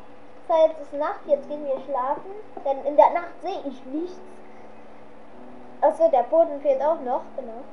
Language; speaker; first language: German; native; German